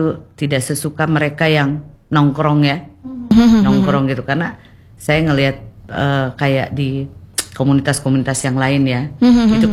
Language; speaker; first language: Indonesian; non-native, local second language; Javanese